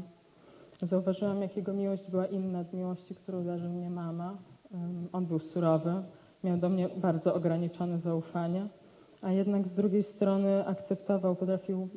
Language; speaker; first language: Polish; native; Polish